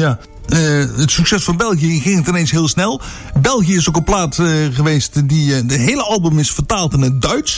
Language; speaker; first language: Dutch; native; Dutch